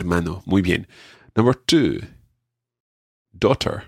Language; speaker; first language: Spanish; non-native, fluent; English